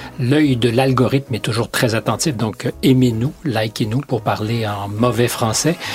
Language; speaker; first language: French; native; French